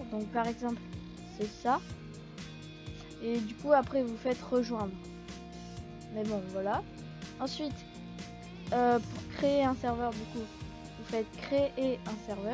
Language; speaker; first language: French; native; French